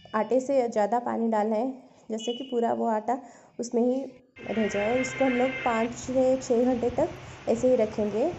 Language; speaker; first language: Hindi; non-native, local second language; Odia